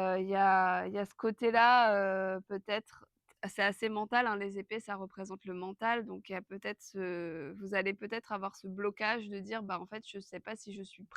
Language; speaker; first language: French; native; French